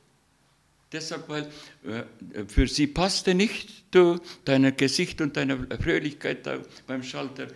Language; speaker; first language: German; non-native, learner; Russian